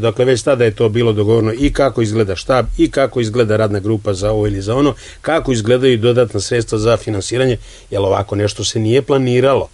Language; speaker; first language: Serbian; native; Serbian